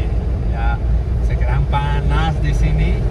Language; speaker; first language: Indonesian; non-native, learner; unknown